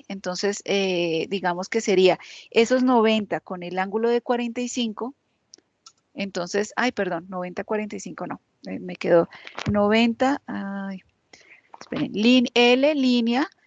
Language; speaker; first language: Spanish; native; Spanish